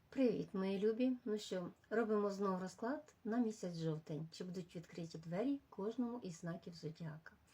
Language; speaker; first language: Ukrainian; non-native, local second language; Russian